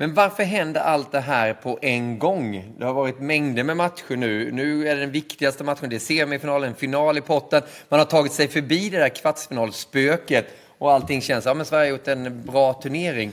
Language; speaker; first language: Swedish; native; Swedish